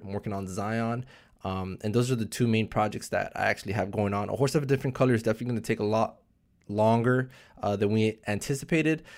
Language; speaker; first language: English; early bilingual, other home language; Spanish